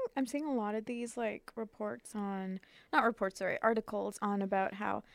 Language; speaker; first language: English; early bilingual, other home language; Urdu